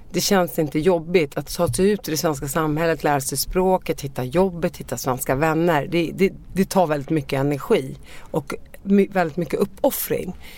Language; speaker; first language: Swedish; early bilingual, other home language; Arabic